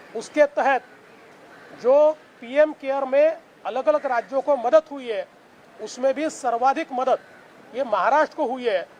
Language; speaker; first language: Hindi; non-native, local second language; Marathi